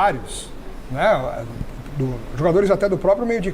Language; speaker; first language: Portuguese; native; Portuguese